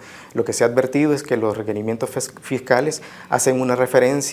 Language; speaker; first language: Spanish; native; Spanish